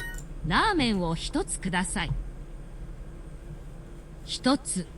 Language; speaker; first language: Japanese; non-native, learner; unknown